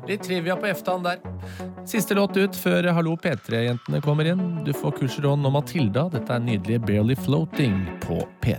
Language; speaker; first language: Norwegian; native; Norwegian